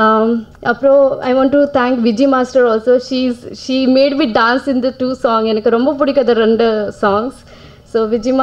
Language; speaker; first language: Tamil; non-native, learner; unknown